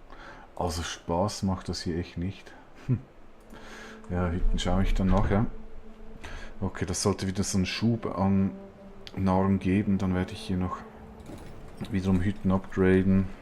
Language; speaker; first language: German; native; German